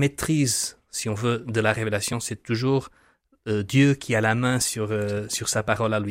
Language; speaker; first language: French; non-native, fluent; Portuguese